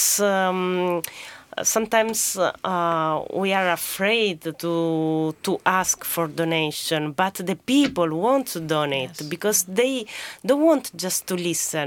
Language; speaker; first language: English; non-native, fluent; Italian